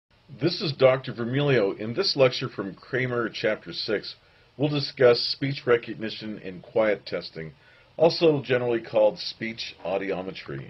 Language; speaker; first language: English; native; English